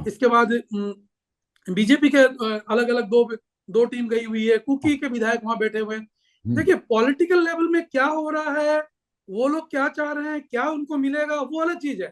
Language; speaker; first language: Hindi; native; Hindi